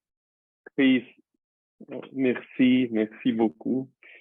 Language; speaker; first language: French; non-native, fluent; Portuguese